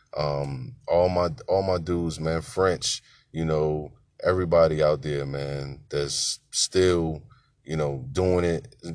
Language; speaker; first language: English; native; English